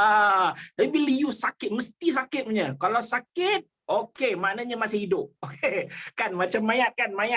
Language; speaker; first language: Malay; native; Malay